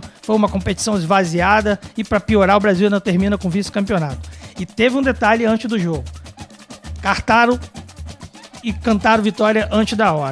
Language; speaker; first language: Portuguese; native; Portuguese